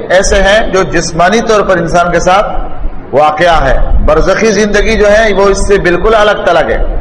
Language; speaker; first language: Urdu; non-native, local second language; Pashto